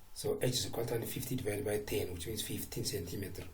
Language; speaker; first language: English; non-native, local second language; Amharic